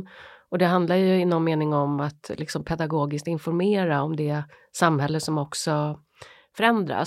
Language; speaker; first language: Swedish; native; Swedish